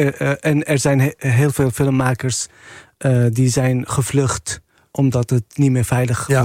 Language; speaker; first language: Dutch; non-native, fluent; Arabic